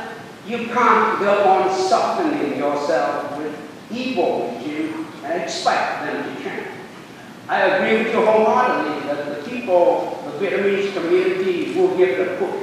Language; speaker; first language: English; non-native, fluent; Vietnamese